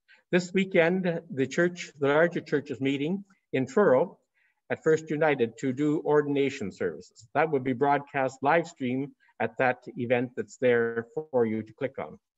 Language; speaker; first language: English; native; English